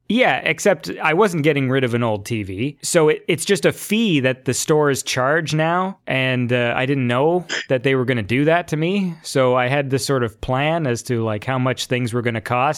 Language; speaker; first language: English; native; English